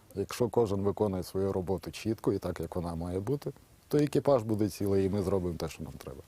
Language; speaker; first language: Ukrainian; native; Ukrainian